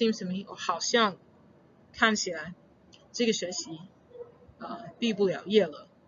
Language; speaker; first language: Chinese; non-native, fluent; English